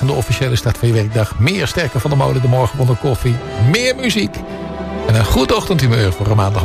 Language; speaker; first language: Dutch; native; Dutch